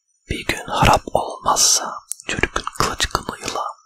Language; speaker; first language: Turkish; non-native, fluent; English